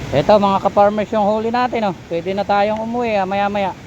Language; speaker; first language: Filipino; native; Filipino